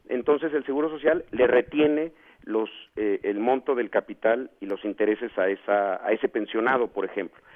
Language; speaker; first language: Spanish; native; Spanish